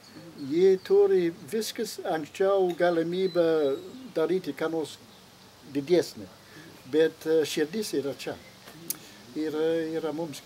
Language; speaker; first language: Lithuanian; non-native, learner; English